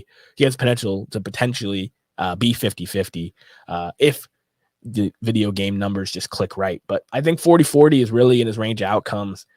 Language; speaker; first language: English; native; English